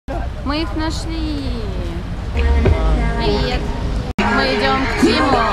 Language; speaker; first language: Russian; native; Russian